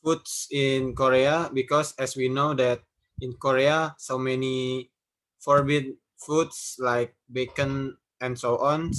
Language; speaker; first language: English; non-native, learner; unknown